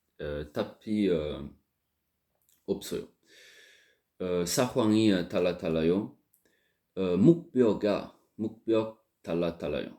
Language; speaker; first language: Korean; non-native, learner; French